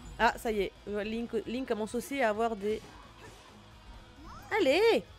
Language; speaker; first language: French; native; French